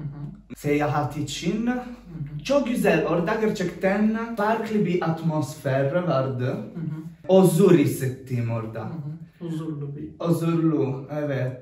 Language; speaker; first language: Turkish; non-native, learner; Italian